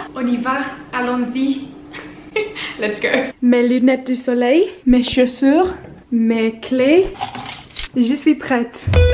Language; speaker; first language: French; non-native, learner; English